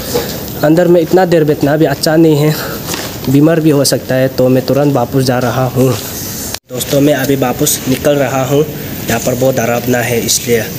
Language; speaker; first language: Hindi; non-native, local second language; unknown